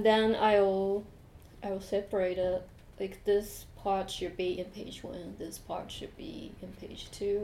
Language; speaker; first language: English; non-native, fluent; Japanese